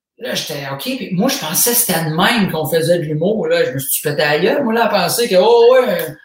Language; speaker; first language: French; native; French